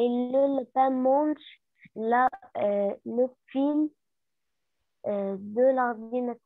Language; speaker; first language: French; non-native, learner; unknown